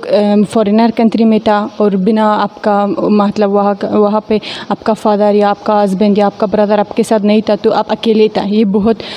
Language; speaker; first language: Hindi; non-native, fluent; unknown